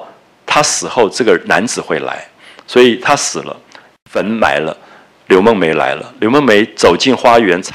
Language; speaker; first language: Chinese; native; Chinese